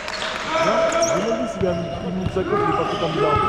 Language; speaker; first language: French; native; French